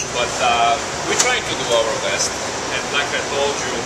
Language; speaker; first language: English; non-native, fluent; Italian